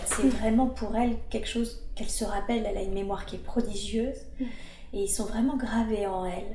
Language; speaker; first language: French; native; French